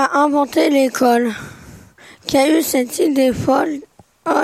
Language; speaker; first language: French; native; French